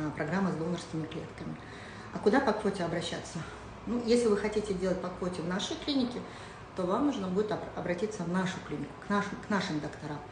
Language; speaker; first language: Russian; non-native, local second language; Kazakh